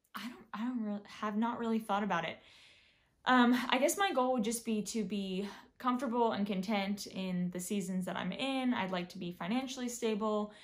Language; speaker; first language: English; native; English